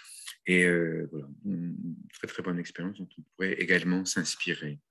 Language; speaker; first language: French; native; French